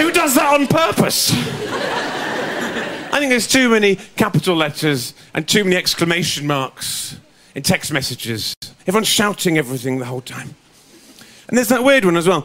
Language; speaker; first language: English; native; English